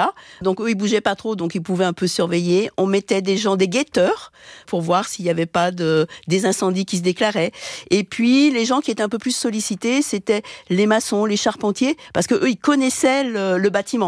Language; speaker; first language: French; native; French